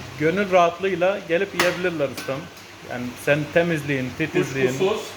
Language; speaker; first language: Turkish; native; Turkish